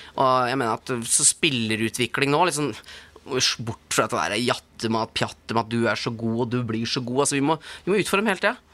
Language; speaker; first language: Norwegian; native; Norwegian